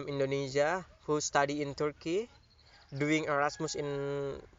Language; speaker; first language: English; non-native, learner; Indonesian